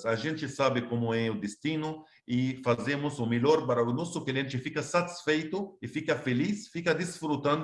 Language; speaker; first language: Portuguese; non-native, fluent; Arabic